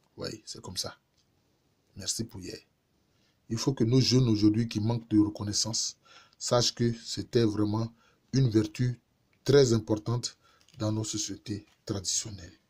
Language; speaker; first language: French; non-native, local second language; Baoulé